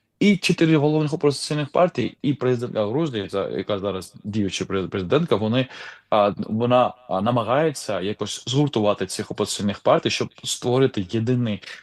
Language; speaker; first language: Ukrainian; non-native, fluent; Georgian